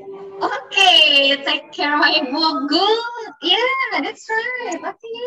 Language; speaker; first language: English; non-native, fluent; Indonesian